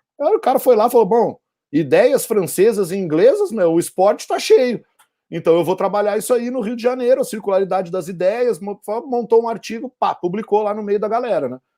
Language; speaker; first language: Portuguese; native; Portuguese